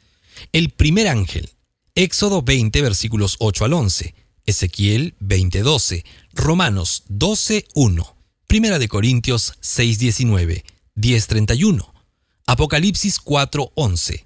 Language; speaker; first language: Spanish; native; Spanish